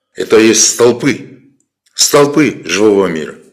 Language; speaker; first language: Russian; non-native, local second language; Kazakh